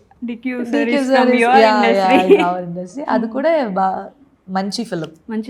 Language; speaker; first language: Telugu; non-native, learner; Malayalam